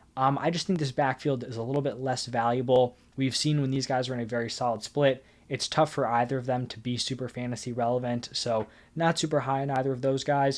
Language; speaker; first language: English; native; English